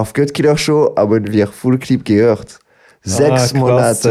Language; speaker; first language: German; non-native, local second language; French